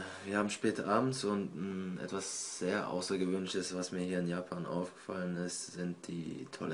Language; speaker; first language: German; native; German